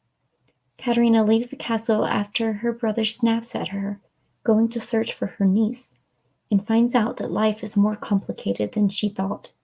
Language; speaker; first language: English; native; English